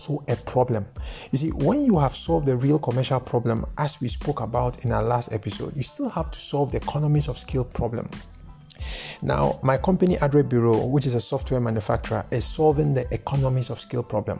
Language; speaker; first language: English; non-native, local second language; Akan